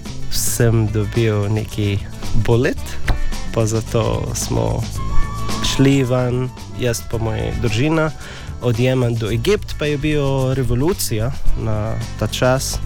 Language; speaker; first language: Slovenian; non-native, learner; English